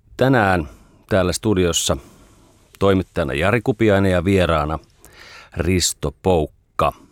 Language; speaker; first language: Finnish; native; Finnish